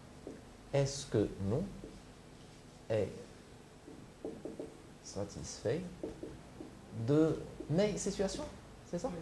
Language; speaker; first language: French; non-native, local second language; Arabic